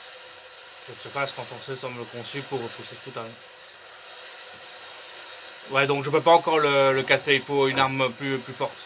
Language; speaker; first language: French; native; French